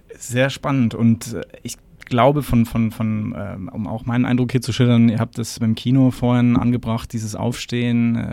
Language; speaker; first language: German; native; German